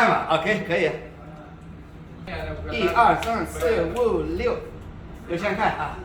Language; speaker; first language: Chinese; early bilingual, heritage; Chinese